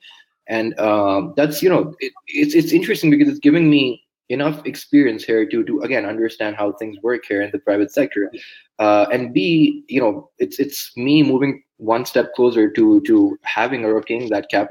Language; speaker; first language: English; non-native, local second language; Urdu